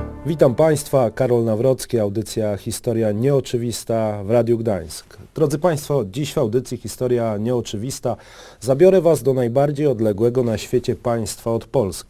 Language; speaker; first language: Polish; native; Polish